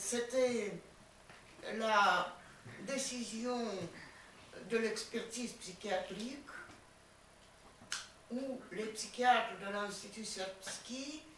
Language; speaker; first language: French; non-native, fluent; Russian